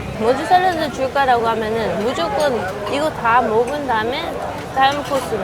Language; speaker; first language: Korean; non-native, fluent; Dutch